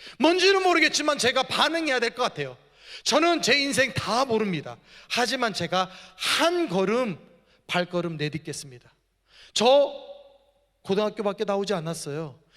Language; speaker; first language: Korean; native; Korean